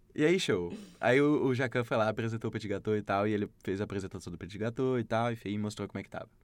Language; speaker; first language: Portuguese; native; Portuguese